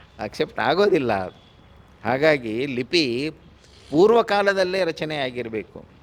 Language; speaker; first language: Kannada; non-native, local second language; Lambadi